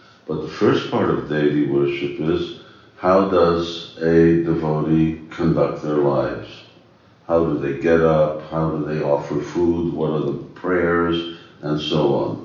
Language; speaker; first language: English; early bilingual, other home language; Hungarian